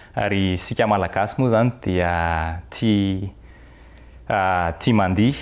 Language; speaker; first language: Malagasy; native; Malagasy